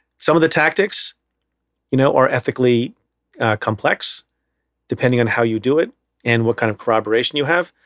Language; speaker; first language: English; early bilingual, other home language; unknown